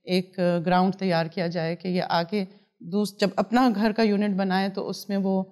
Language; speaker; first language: Urdu; native; Urdu